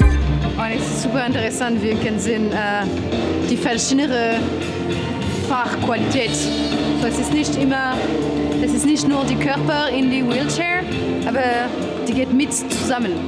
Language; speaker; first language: German; non-native, learner; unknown